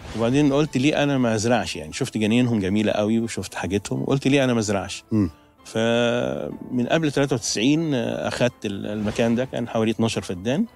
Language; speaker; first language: Egyptian Arabic; native; Egyptian Arabic